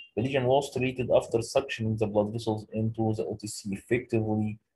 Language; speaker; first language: English; non-native, local second language; Arabic